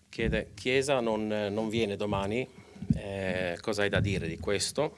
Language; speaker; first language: Italian; non-native, local second language; Swedish